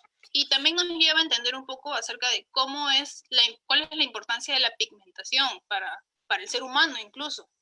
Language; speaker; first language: Spanish; native; Spanish